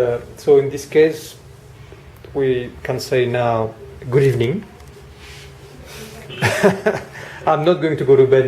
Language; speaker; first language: English; non-native, fluent; French